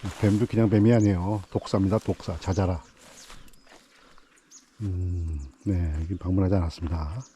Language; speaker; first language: Korean; native; Korean